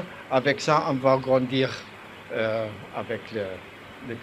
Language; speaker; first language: French; non-native, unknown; German